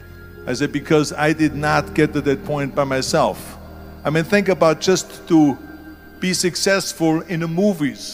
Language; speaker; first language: English; non-native, fluent; German